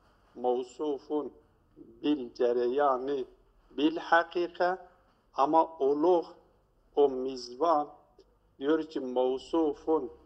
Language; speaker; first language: Turkish; native; Turkish